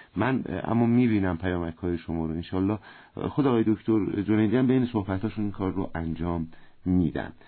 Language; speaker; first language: Persian; native; Persian